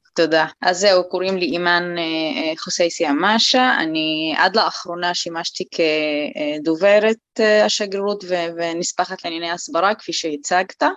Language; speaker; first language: Hebrew; non-native, local second language; Arabic